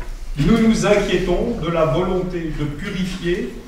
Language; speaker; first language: French; native; French